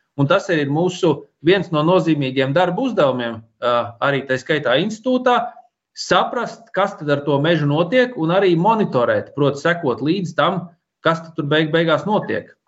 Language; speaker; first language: Latvian; native; Latvian